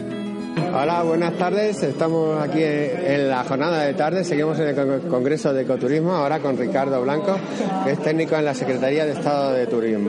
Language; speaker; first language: Spanish; native; Spanish